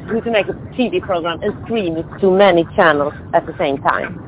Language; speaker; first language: English; non-native, fluent; Swedish